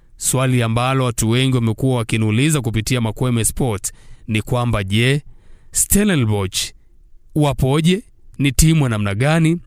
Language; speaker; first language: Swahili; native; Swahili